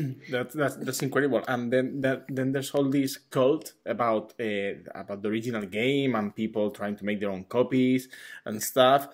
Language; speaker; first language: English; non-native, fluent; Catalan